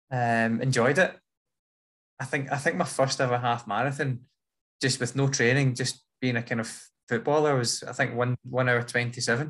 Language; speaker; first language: English; native; English